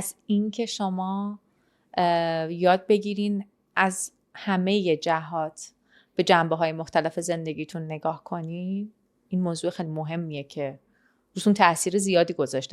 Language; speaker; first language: Persian; native; Persian